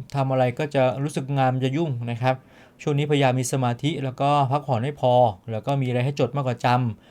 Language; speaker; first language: Thai; native; Thai